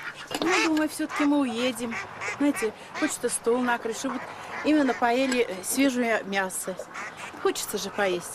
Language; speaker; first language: Russian; early bilingual, other home language; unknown